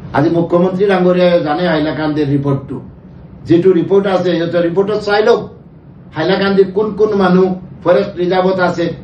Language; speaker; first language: Assamese; non-native, local second language; Bangla